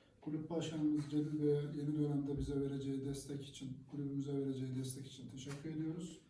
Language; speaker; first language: Turkish; native; Turkish